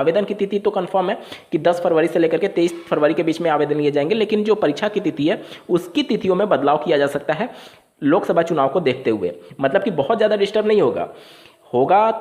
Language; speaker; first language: Hindi; native; Hindi